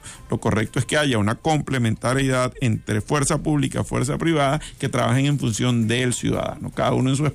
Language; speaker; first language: Spanish; native; Spanish